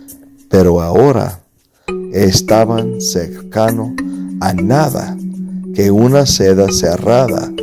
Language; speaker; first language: Spanish; non-native, fluent; English